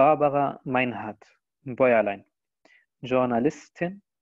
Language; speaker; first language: German; non-native, fluent; Spanish